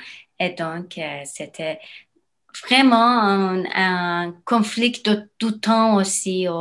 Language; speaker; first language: French; non-native, learner; Persian